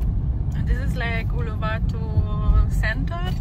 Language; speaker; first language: English; non-native, learner; German